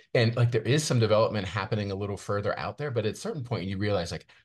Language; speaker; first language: English; native; English